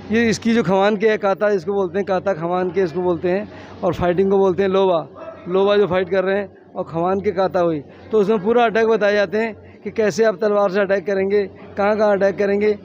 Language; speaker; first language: Hindi; native; Hindi